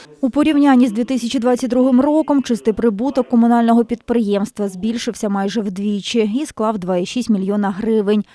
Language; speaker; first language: Ukrainian; native; Ukrainian